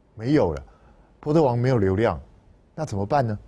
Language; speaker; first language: Chinese; native; Chinese